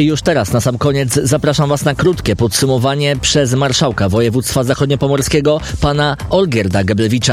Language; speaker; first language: Polish; native; Polish